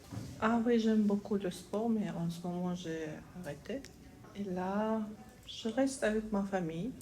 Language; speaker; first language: French; non-native, learner; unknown